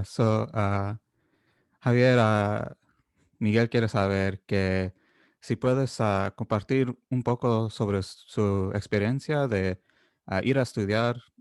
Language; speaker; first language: Spanish; non-native, fluent; English